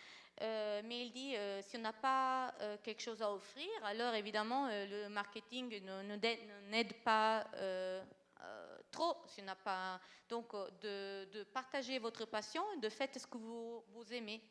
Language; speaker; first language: French; non-native, fluent; Italian